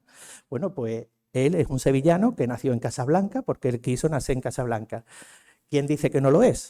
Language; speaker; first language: Spanish; native; Spanish